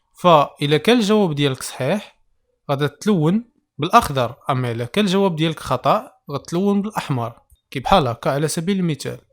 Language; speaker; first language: Arabic; native; Arabic